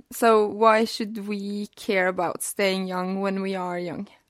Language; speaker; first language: English; non-native, fluent; Norwegian